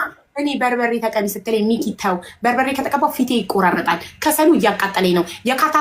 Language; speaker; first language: Amharic; native; Amharic